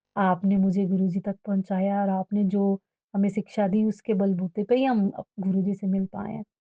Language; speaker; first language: Hindi; native; Hindi